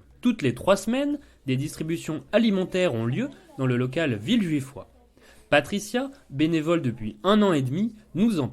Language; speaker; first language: French; native; French